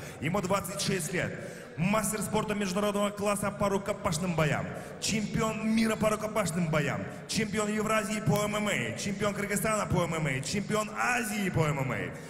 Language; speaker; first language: Russian; non-native, local second language; Kyrgyz